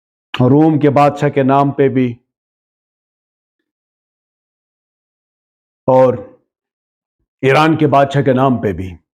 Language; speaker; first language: Urdu; native; Urdu